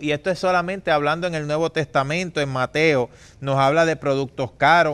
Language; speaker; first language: Spanish; native; Spanish